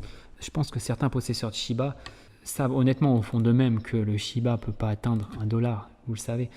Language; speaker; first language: French; native; French